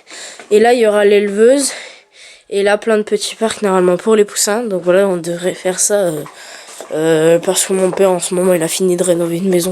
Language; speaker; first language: French; native; French